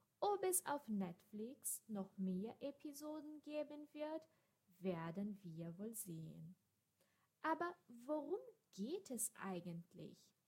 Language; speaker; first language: German; non-native, fluent; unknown